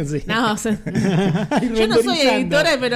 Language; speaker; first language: Spanish; native; Spanish